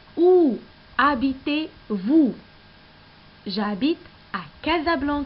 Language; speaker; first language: French; non-native, local second language; Arabic